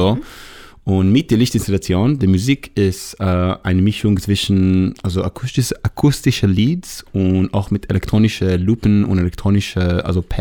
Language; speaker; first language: German; non-native, fluent; Hebrew